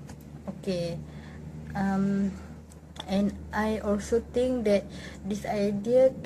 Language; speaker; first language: English; non-native, local second language; Malay